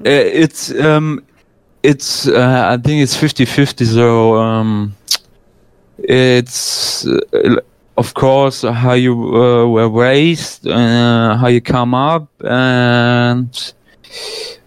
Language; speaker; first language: English; non-native, fluent; German